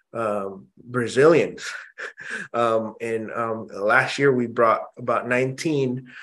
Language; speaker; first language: English; early bilingual, other home language; Indonesian